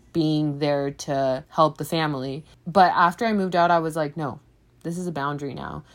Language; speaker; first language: English; native; English